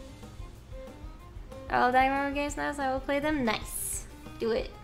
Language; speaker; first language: English; non-native, fluent; Norwegian